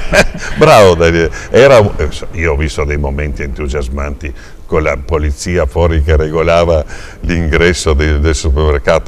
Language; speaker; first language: Italian; native; Italian